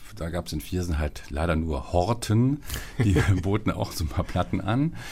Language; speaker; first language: German; native; German